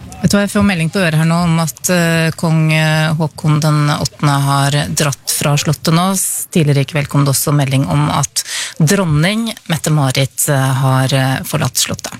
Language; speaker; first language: Norwegian; native; Norwegian